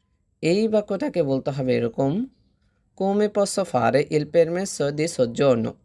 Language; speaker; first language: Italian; non-native, fluent; Bangla